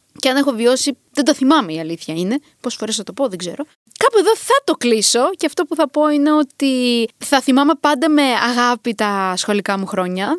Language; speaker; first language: Greek; early bilingual, other home language; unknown